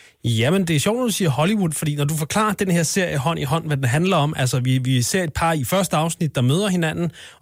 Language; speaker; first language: Danish; native; Danish